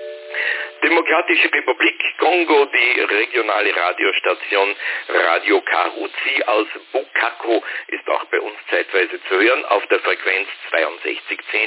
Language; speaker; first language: German; native; German